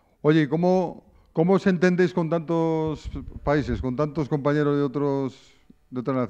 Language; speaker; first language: Spanish; native; Spanish